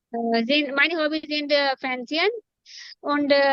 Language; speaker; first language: German; non-native, learner; Urdu